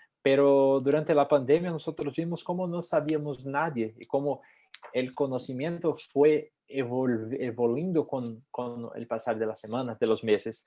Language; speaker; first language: Spanish; non-native, fluent; Portuguese